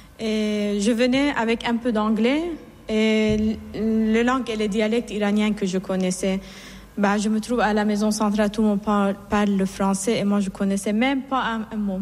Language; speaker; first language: French; non-native, fluent; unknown